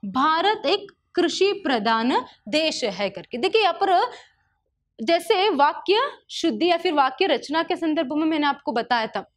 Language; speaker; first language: Hindi; non-native, local second language; Kannada